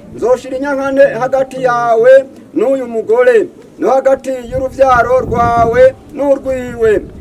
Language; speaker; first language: Rundi; native; Rundi